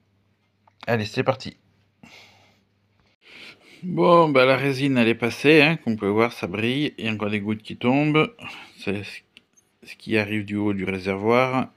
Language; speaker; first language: French; native; French